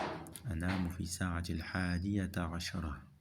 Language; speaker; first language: Arabic; non-native, fluent; French